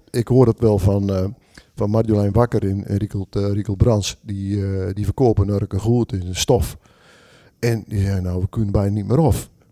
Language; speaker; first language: Dutch; native; Dutch